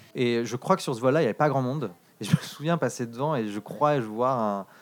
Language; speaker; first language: French; early bilingual, other home language; English